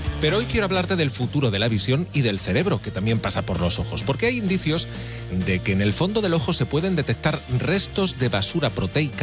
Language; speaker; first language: Spanish; native; Spanish